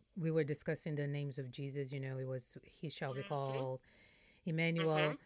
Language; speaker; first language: English; non-native, fluent; Portuguese